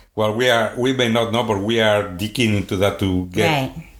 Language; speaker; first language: English; non-native, fluent; Swedish